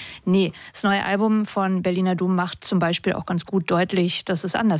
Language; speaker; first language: German; native; German